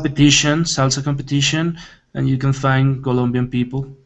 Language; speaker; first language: English; non-native, learner; Spanish